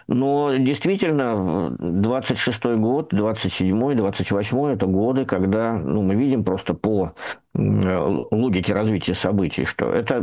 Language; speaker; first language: Russian; native; Russian